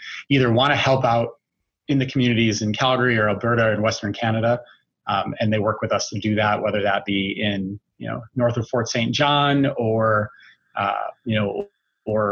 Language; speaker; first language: English; native; English